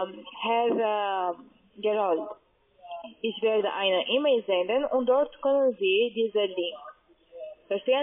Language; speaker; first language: German; non-native, learner; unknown